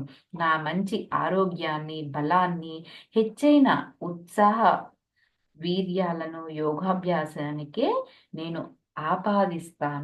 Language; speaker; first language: Telugu; native; Telugu